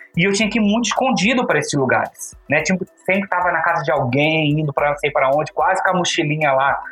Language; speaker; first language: Portuguese; native; Portuguese